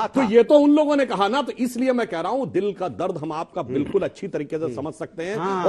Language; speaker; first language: Hindi; native; Hindi